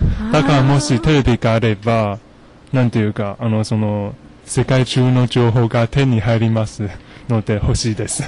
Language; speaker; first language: Japanese; non-native, fluent; Chinese